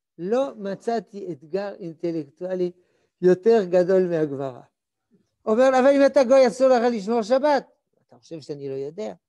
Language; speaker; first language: Hebrew; non-native, fluent; French